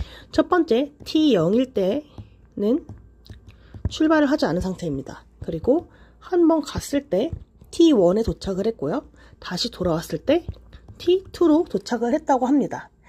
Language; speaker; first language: Korean; native; Korean